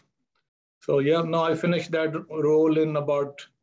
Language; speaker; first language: English; non-native, local second language; Hindi